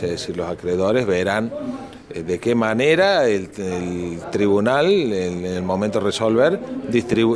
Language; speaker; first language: Spanish; native; Spanish